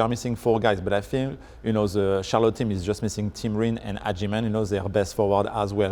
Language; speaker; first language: English; non-native, fluent; French